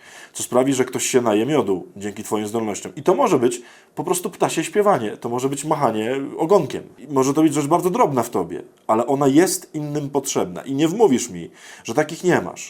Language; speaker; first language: Polish; native; Polish